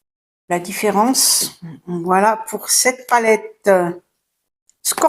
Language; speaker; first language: French; native; French